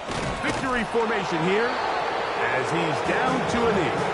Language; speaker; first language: English; native; English